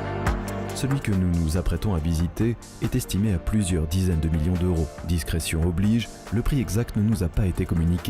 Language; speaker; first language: French; native; French